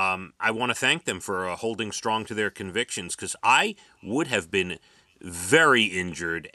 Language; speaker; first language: English; native; English